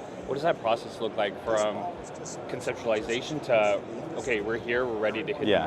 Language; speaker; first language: English; native; English